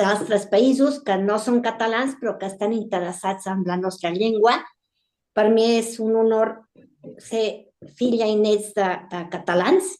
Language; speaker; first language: Catalan; early bilingual, heritage; Spanish